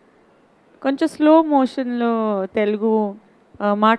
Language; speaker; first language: Telugu; non-native, learner; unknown